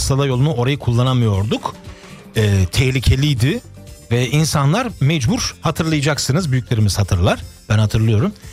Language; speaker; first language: Turkish; early bilingual, heritage; Turkish